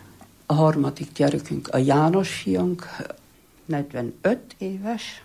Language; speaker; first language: Hungarian; non-native, fluent; German